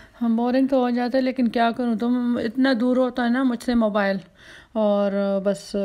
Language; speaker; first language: Urdu; native; Urdu